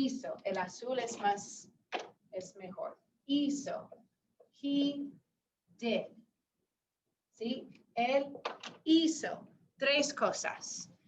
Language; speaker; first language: Spanish; non-native, fluent; English